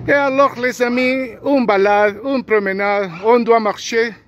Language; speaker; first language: French; non-native, learner; Spanish